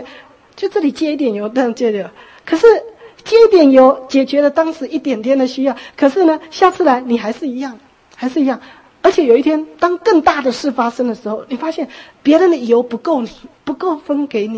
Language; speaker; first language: Chinese; native; Chinese